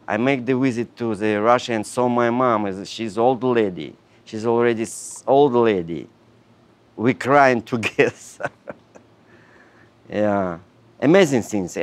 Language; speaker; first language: English; non-native, learner; Russian